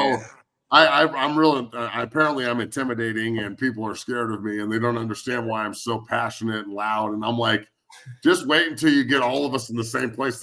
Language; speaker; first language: English; native; English